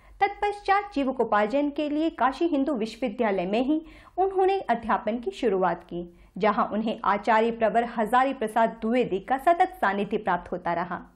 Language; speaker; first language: Hindi; native; Hindi